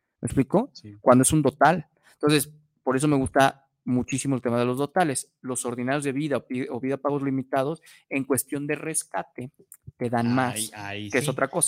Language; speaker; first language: Spanish; native; Spanish